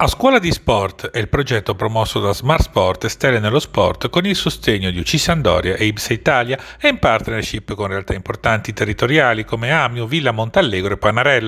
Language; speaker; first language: Italian; native; Italian